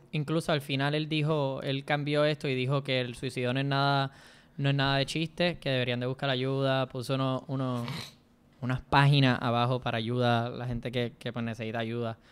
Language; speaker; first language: Spanish; native; Spanish